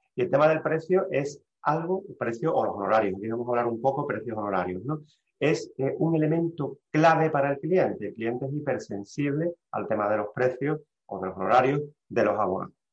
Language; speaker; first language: Spanish; native; Spanish